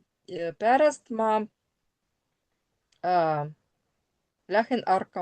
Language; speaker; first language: Estonian; non-native, learner; Russian